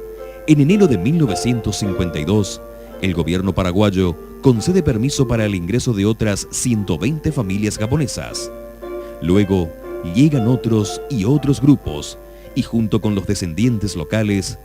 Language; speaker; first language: Spanish; native; Spanish